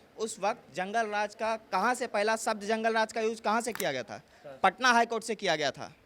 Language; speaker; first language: Hindi; native; Hindi